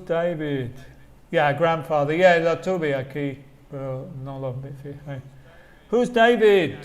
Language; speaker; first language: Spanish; non-native, fluent; English